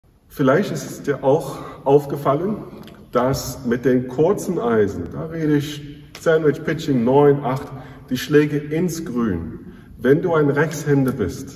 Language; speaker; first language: German; non-native, fluent; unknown